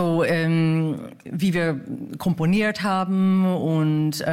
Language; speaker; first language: German; non-native, fluent; English